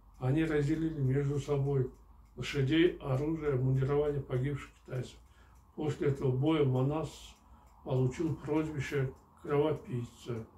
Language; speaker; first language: Russian; non-native, local second language; Kyrgyz